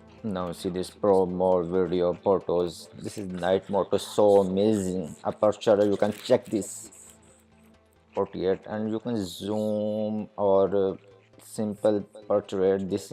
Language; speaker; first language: English; non-native, learner; Urdu